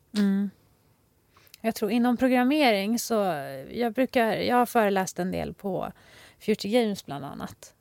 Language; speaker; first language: Swedish; early bilingual, other home language; Persian